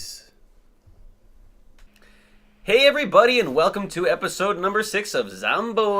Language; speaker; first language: English; native; English